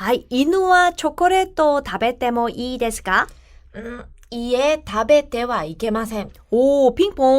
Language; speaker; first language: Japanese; non-native, fluent; Korean